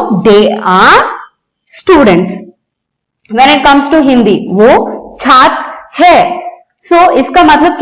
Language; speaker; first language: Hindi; non-native, local second language; Telugu